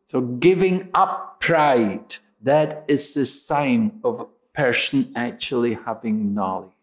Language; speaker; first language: English; native; English